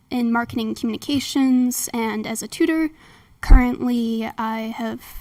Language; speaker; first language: English; native; English